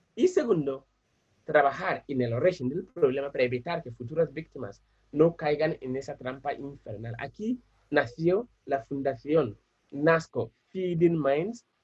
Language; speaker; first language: Spanish; non-native, fluent; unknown